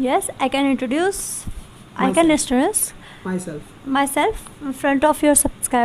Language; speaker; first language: English; non-native, learner; Hindi